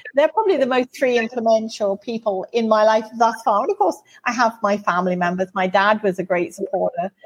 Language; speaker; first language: English; native; English